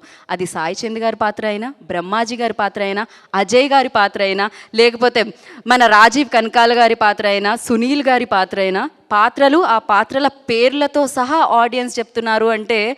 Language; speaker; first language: Telugu; native; Telugu